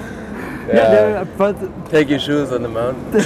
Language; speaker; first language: English; non-native, fluent; German